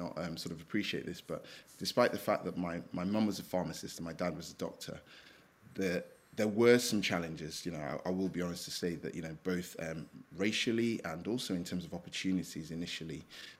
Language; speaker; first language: English; native; English